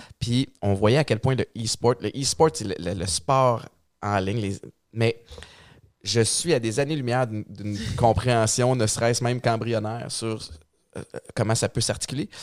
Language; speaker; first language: French; native; French